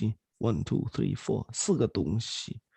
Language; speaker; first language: Chinese; non-native, fluent; Swedish